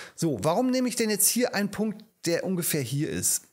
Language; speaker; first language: German; native; German